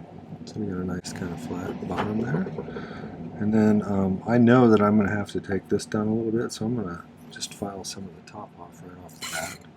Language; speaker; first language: English; native; English